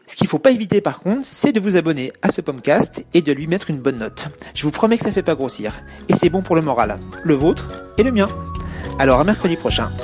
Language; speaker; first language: French; native; French